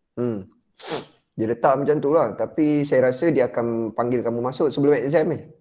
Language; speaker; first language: Malay; native; Malay